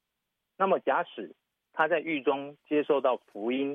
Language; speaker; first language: Chinese; native; Chinese